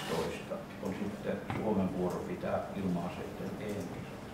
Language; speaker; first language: Finnish; native; Finnish